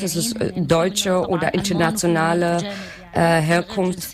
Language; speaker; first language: German; non-native, learner; Arabic